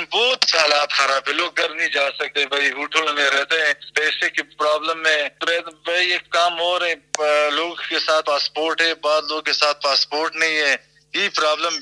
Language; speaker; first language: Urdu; non-native, fluent; Pashto